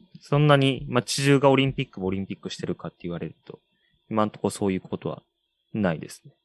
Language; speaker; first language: Japanese; native; Japanese